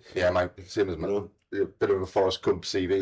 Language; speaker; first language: English; native; English